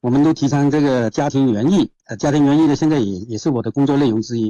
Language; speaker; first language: Chinese; non-native, local second language; Cantonese